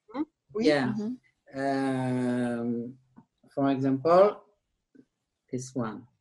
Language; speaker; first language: English; non-native, learner; French